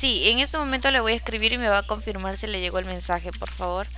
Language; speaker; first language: Spanish; native; Spanish